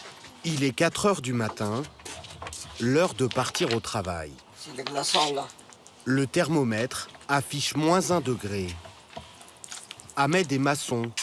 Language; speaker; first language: French; native; French